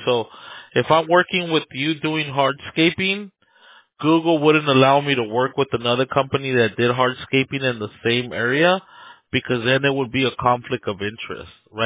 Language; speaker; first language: English; early bilingual, other home language; Spanish